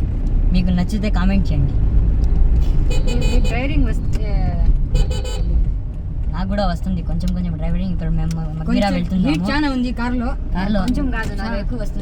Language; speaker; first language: Telugu; non-native, local second language; Urdu